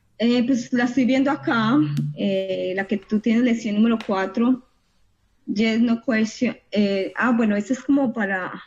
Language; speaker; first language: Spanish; native; Spanish